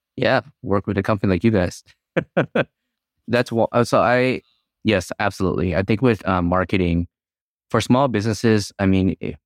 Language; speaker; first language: English; native; English